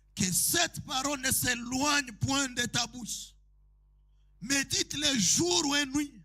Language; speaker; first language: French; non-native, local second language; Swahili